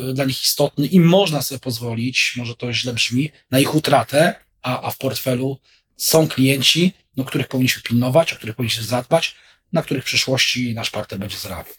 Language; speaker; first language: Polish; native; Polish